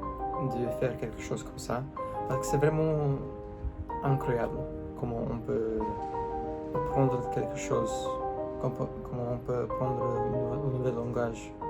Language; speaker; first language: French; non-native, learner; English